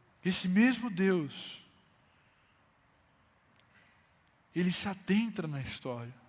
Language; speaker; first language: Portuguese; native; Portuguese